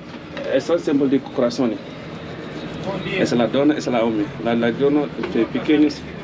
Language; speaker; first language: Spanish; non-native, learner; Kabuverdianu